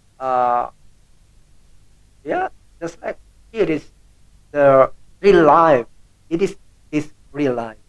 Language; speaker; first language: English; non-native, learner; Indonesian